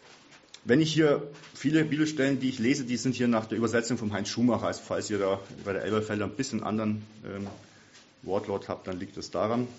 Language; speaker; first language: German; native; German